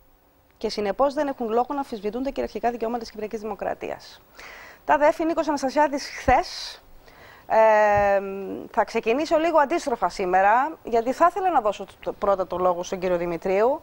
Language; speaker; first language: Greek; native; Greek